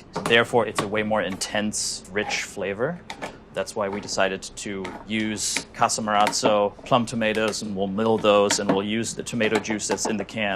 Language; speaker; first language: English; native; English